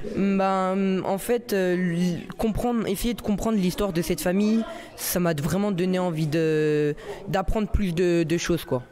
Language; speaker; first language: French; native; French